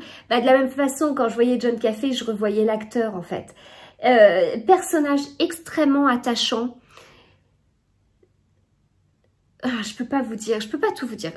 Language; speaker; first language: French; native; French